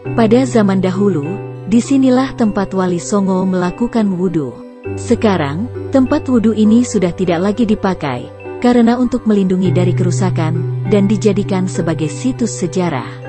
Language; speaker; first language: Indonesian; native; Indonesian